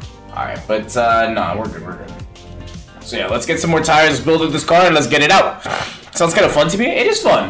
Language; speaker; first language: English; early bilingual, other home language; Spanish